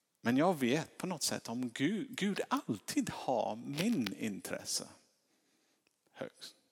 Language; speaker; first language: Swedish; non-native, fluent; English